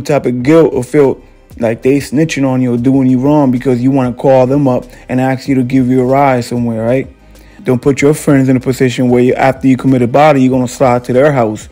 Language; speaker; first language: English; native; English